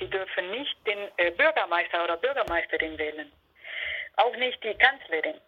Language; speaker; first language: German; non-native, fluent; Spanish